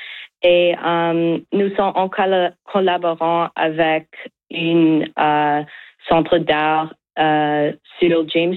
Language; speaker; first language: French; non-native, learner; English